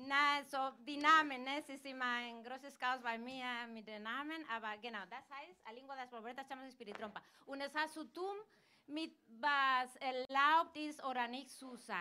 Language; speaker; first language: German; non-native, fluent; Galician